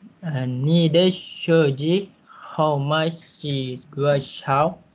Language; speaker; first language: Chinese; non-native, learner; Malay